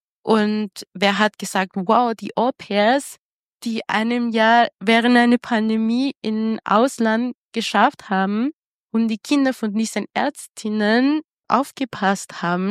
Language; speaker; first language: German; non-native, fluent; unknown